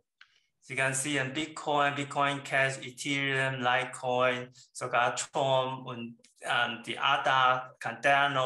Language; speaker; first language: German; non-native, learner; Chinese